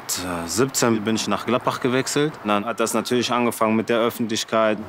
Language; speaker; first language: German; early bilingual, other home language; French